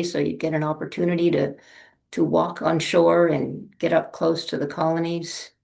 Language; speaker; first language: English; native; English